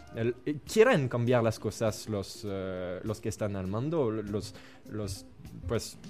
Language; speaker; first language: Spanish; non-native, fluent; French